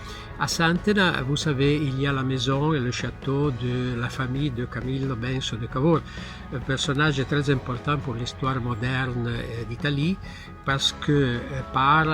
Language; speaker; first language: French; non-native, learner; Italian